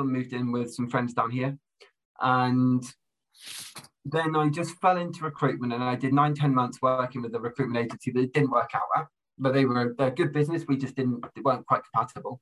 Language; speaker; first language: English; native; English